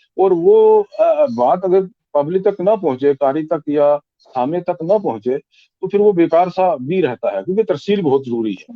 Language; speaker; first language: Urdu; non-native, local second language; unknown